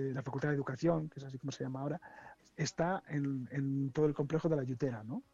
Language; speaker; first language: Spanish; native; Spanish